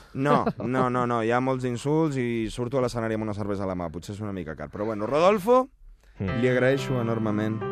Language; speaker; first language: Catalan; early bilingual, other home language; Spanish